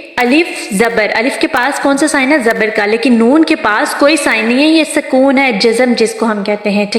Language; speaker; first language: Urdu; non-native, local second language; Punjabi